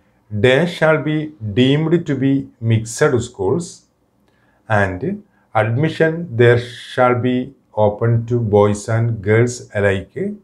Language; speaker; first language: English; non-native, local second language; Malayalam